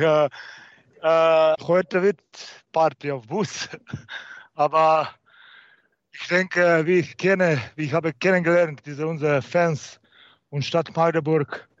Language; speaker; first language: German; non-native, learner; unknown